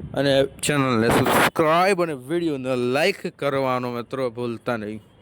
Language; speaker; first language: Gujarati; non-native, local second language; Marathi